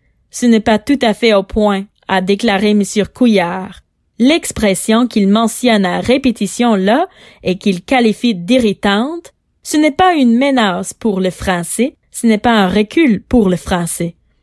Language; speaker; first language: French; non-native, fluent; English